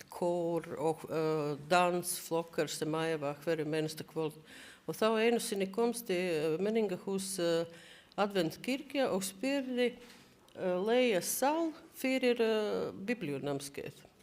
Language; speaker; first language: Icelandic; non-native, learner; Latvian